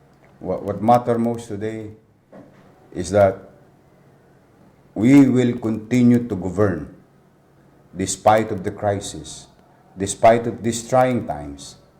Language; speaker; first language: English; non-native, local second language; Filipino